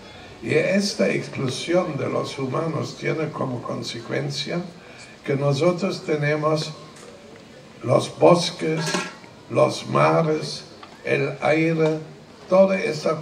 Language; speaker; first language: Spanish; non-native, fluent; German